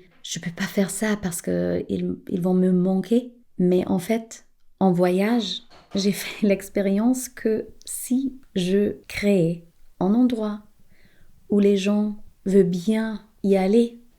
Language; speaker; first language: French; non-native, fluent; German